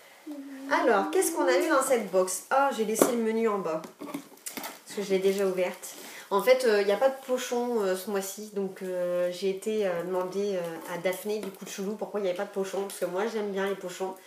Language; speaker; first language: French; native; French